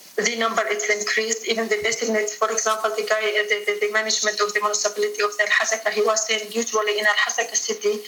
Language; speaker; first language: English; non-native, fluent; Arabic